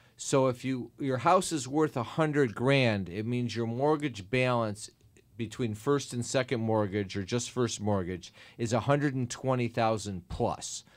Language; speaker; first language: English; native; English